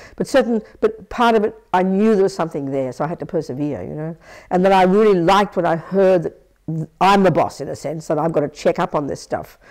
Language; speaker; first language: English; native; English